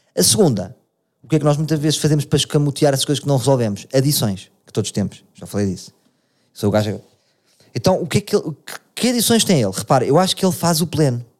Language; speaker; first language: Portuguese; native; Portuguese